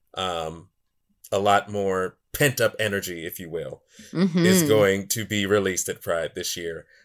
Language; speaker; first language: English; native; English